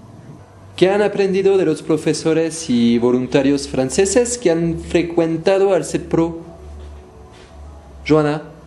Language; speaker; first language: Spanish; non-native, fluent; French